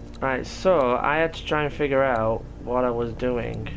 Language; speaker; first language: English; native; English